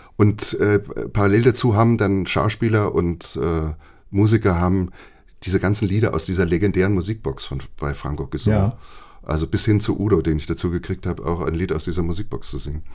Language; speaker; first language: German; native; German